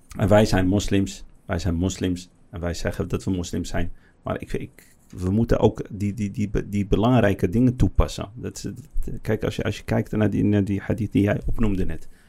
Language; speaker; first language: Dutch; early bilingual, other home language; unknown